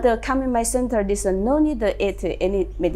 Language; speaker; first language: English; non-native, learner; Chinese